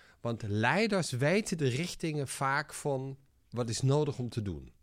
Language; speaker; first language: Dutch; non-native, fluent; German